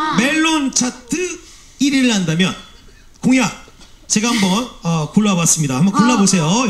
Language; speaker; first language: Korean; native; Korean